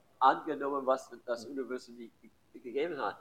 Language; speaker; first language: German; non-native, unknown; English